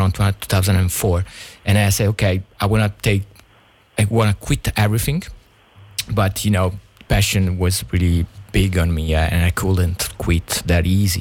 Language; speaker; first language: English; non-native, fluent; Italian